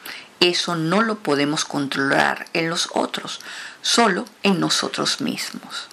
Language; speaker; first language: Spanish; native; Spanish